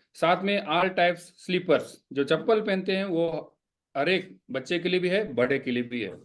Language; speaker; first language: Hindi; non-native, local second language; Kannada